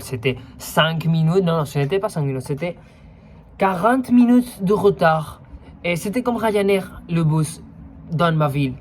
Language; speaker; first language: French; non-native, fluent; Spanish